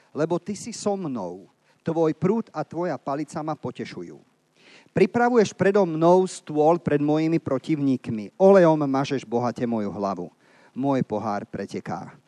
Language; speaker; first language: Slovak; native; Slovak